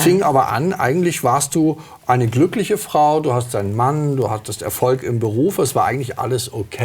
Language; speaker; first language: German; native; German